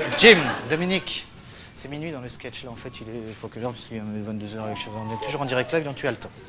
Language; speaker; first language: French; native; French